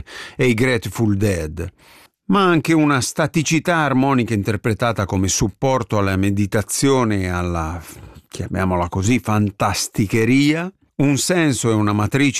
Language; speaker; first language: Italian; native; Italian